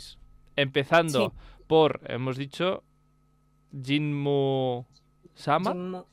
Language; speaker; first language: Spanish; native; Spanish